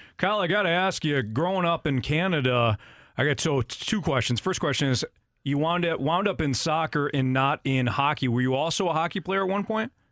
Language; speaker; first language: English; native; English